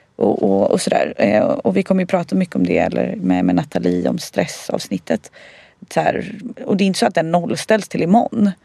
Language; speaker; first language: Swedish; early bilingual, other home language; Bosnian